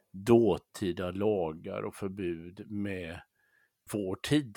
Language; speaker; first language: Swedish; native; Swedish